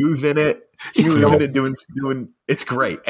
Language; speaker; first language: English; native; English